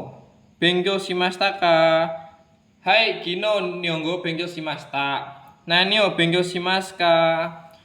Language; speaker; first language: Japanese; non-native, learner; Indonesian